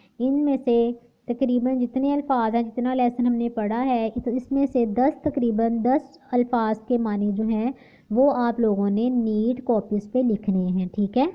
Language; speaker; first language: Urdu; native; Urdu